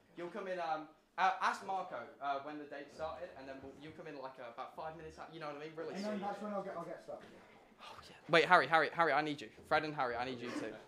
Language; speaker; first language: English; native; English